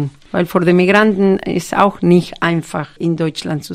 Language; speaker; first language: German; non-native, fluent; Spanish